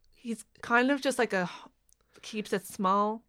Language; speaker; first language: English; native; English